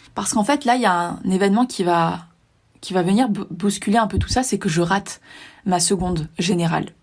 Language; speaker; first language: French; native; French